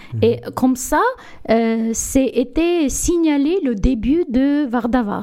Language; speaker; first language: French; non-native, learner; Armenian